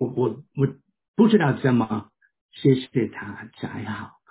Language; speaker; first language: Chinese; non-native, fluent; English